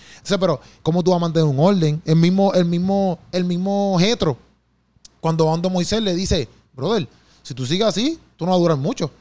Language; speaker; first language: Spanish; native; Spanish